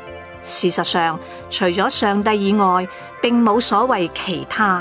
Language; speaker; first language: Chinese; non-native, local second language; Cantonese